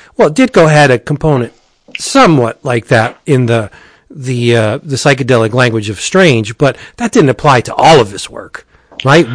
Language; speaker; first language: English; native; English